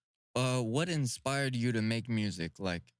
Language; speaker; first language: English; native; English